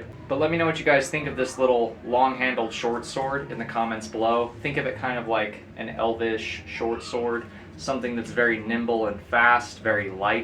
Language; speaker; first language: English; native; English